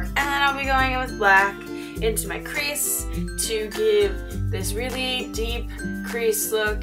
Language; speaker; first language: English; native; English